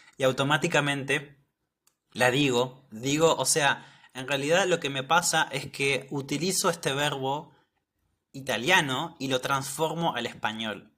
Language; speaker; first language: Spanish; native; Spanish